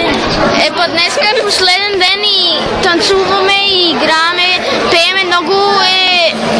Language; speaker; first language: Bulgarian; early bilingual, heritage; Bulgarian